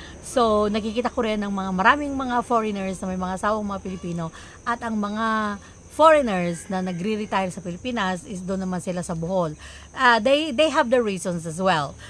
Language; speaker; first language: Filipino; non-native, local second language; Iloko